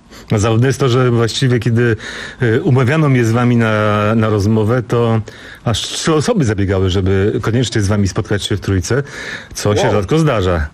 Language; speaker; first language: Polish; native; Polish